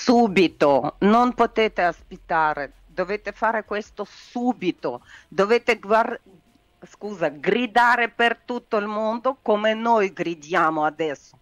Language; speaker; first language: Italian; non-native, learner; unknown